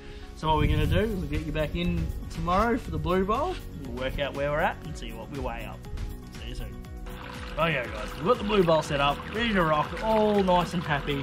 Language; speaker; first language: English; native; English